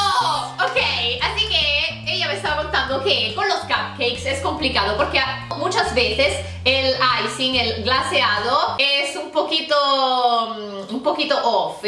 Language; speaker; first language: Spanish; non-native, fluent; Italian